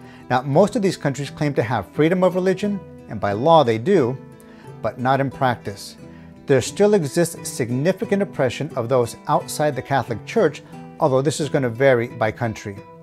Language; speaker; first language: English; early bilingual, other home language; Spanish